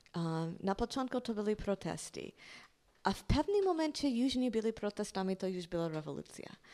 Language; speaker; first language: Polish; non-native, fluent; English